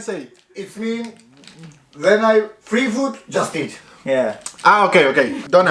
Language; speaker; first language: English; non-native, learner; Spanish